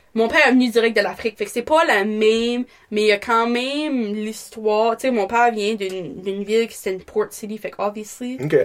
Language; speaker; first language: French; native; French